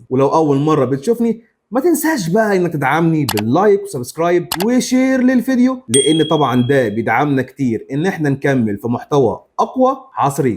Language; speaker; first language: Arabic; native; Arabic